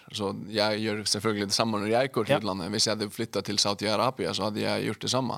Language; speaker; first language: Norwegian; non-native, fluent; Icelandic